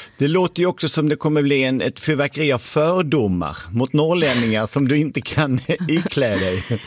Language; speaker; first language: Swedish; native; Swedish